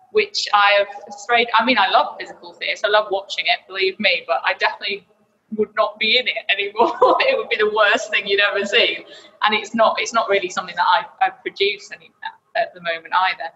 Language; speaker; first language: English; native; English